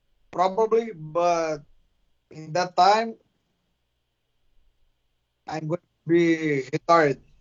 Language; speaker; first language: English; non-native, fluent; Portuguese